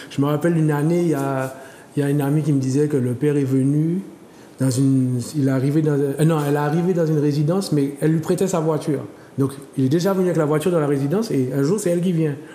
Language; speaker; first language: French; native; French